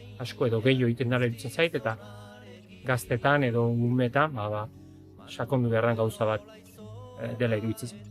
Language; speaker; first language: Basque; native; Basque